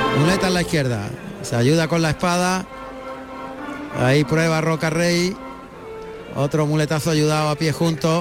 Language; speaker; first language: Spanish; native; Spanish